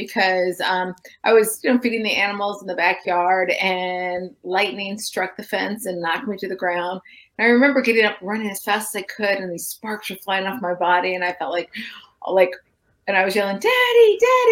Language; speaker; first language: English; native; English